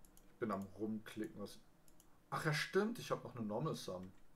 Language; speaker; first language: German; native; German